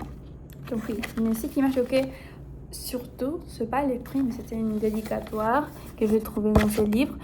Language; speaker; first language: French; non-native, fluent; Spanish